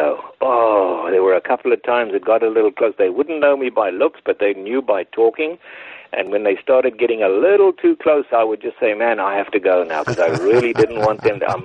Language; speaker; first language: English; native; English